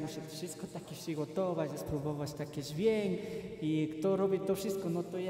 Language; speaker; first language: Polish; non-native, fluent; Spanish